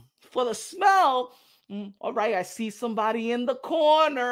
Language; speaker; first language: English; early bilingual, other home language; Spanish